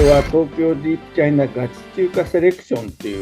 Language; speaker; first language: Japanese; native; Japanese